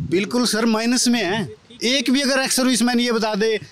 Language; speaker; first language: Hindi; native; Hindi